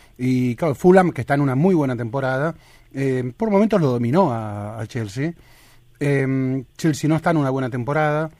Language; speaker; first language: Spanish; native; Spanish